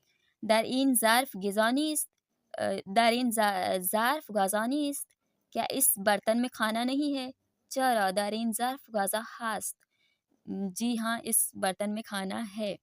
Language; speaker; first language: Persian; non-native, fluent; Urdu